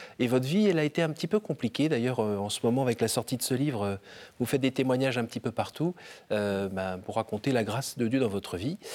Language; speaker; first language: French; native; French